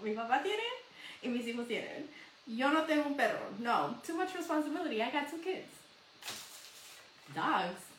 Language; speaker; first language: Spanish; early bilingual, heritage; Spanish